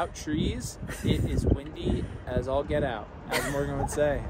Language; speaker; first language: English; native; English